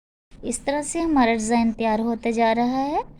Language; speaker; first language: Hindi; non-native, local second language; Punjabi